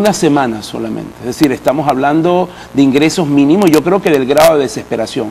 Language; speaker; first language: Spanish; native; Spanish